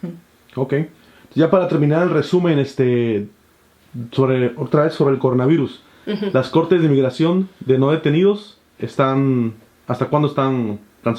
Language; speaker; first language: Spanish; native; Spanish